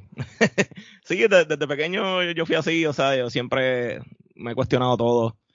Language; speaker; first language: Spanish; native; Spanish